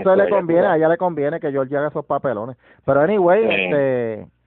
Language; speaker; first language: Spanish; native; Spanish